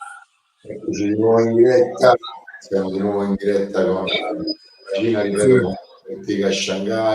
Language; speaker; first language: Italian; native; Italian